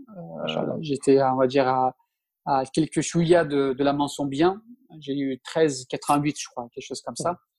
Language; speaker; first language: French; early bilingual, other home language; Turkish